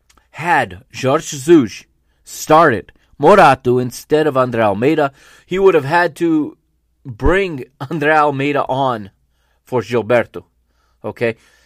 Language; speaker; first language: English; native; English